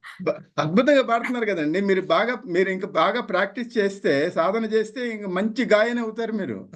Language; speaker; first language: Telugu; native; Telugu